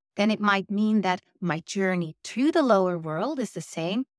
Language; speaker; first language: English; non-native, fluent; Dutch